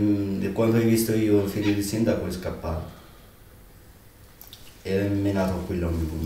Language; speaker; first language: Italian; non-native, learner; Arabic